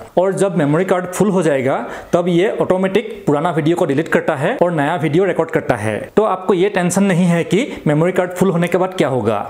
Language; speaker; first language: Hindi; non-native, local second language; Assamese